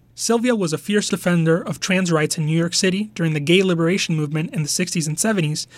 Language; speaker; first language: English; non-native, local second language; Spanish